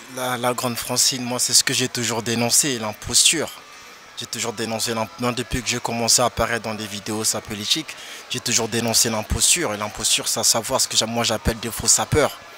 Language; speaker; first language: French; early bilingual, other home language; Lingala